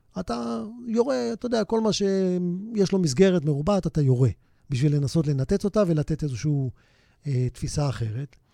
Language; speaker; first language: Hebrew; native; Hebrew